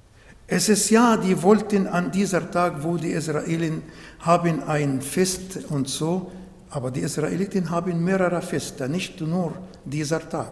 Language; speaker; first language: German; non-native, fluent; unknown